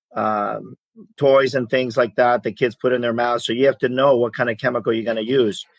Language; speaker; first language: English; early bilingual, other home language; Greek